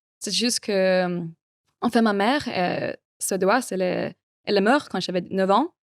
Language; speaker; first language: French; non-native, fluent; Swedish